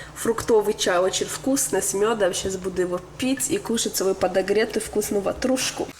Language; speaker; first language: Russian; native; Russian